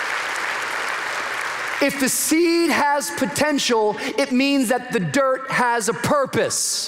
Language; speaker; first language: English; native; English